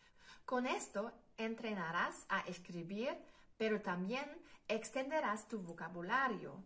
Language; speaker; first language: Spanish; non-native, fluent; German